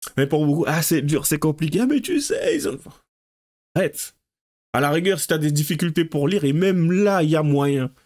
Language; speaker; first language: French; native; French